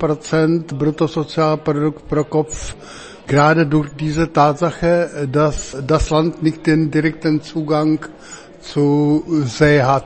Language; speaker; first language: German; non-native, fluent; Czech